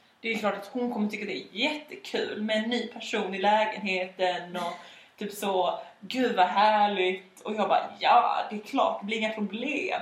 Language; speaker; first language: Swedish; native; Swedish